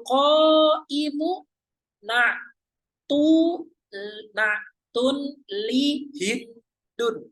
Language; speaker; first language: Arabic; non-native, fluent; Indonesian